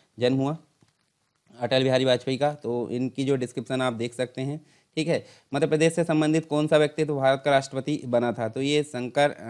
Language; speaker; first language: Hindi; native; Hindi